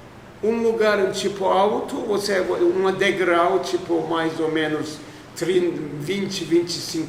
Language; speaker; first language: Portuguese; non-native, fluent; Turkish